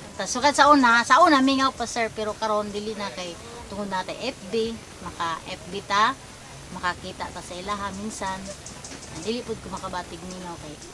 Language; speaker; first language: Cebuano; non-native, local second language; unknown